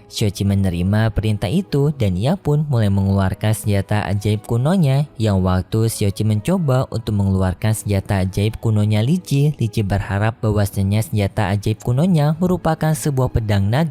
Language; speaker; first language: Indonesian; native; Indonesian